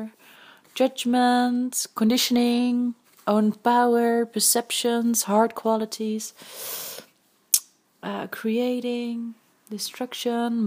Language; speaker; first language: English; non-native, fluent; Dutch